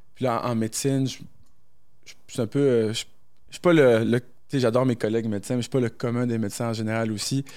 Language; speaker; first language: French; early bilingual, other home language; Arabic